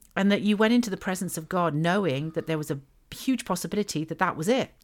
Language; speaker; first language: English; native; English